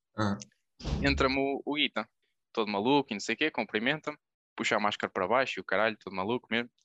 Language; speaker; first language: Portuguese; native; Portuguese